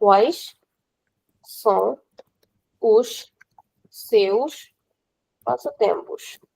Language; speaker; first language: Portuguese; non-native, fluent; Hindi